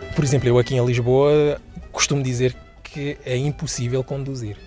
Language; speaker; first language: Portuguese; non-native, local second language; Kabuverdianu